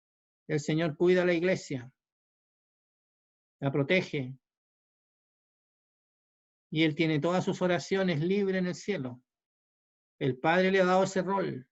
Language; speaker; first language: Spanish; native; Spanish